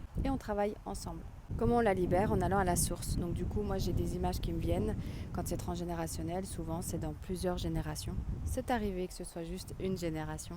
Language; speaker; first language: French; native; French